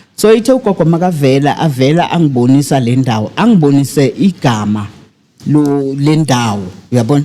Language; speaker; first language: Zulu; native; Zulu